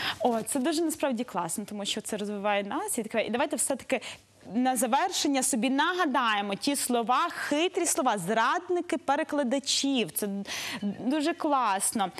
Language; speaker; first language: Ukrainian; native; Ukrainian